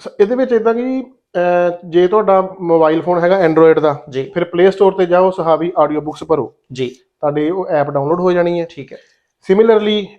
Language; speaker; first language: Punjabi; native; Punjabi